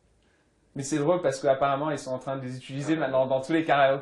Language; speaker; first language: French; early bilingual, other home language; English